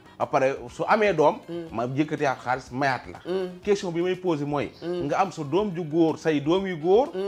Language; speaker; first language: Wolof; native; Wolof